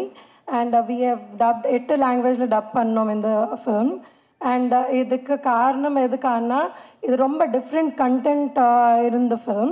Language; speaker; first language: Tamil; non-native, learner; Telugu